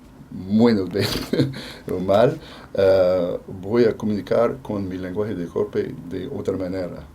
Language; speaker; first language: Spanish; non-native, fluent; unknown